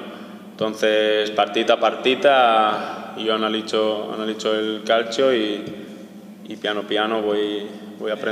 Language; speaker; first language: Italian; non-native, learner; Spanish